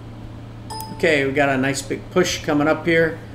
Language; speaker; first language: English; native; English